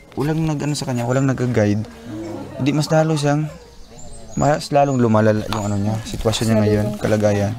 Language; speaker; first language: Filipino; native; Filipino